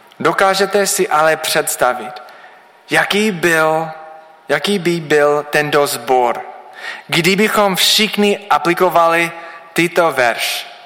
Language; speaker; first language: Czech; non-native, learner; English